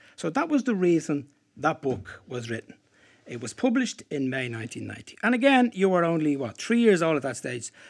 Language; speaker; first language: English; native; English